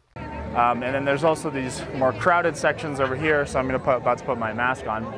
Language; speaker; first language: English; native; English